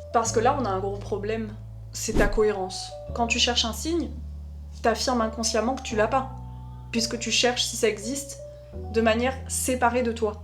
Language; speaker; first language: French; native; French